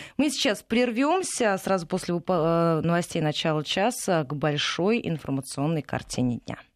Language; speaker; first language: Russian; native; Russian